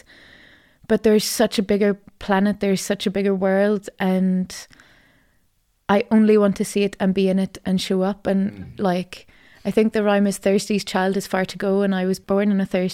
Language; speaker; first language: English; native; English